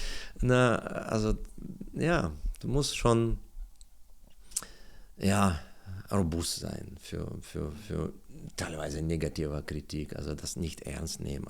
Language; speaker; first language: German; non-native, learner; Russian